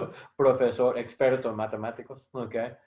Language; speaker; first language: Spanish; non-native, learner; English